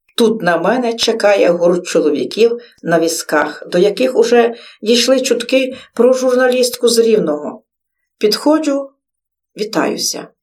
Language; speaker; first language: Ukrainian; native; Ukrainian